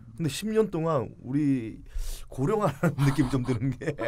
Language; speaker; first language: Korean; native; Korean